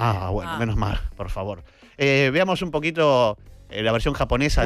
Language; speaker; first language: Spanish; native; Spanish